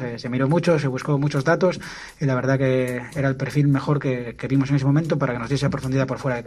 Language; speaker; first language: Spanish; native; Spanish